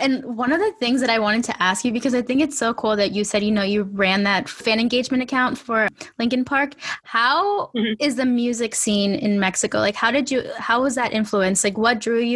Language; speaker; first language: English; early bilingual, other home language; Spanish